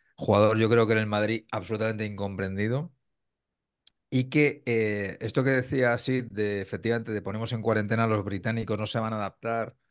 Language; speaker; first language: Spanish; native; Spanish